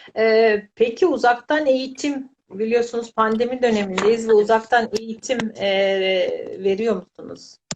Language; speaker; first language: Turkish; native; Turkish